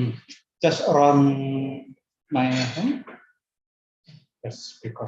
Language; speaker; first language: English; non-native, fluent; Indonesian